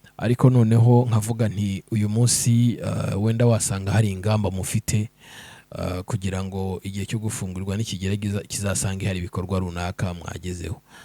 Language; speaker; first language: Kinyarwanda; native; Kinyarwanda